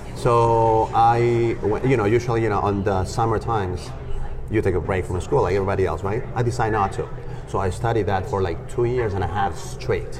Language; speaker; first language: English; non-native, fluent; Spanish